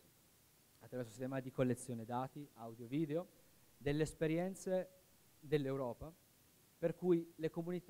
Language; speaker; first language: Italian; native; Italian